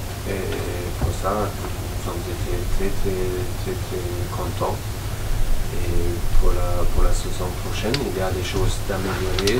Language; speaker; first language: French; non-native, fluent; German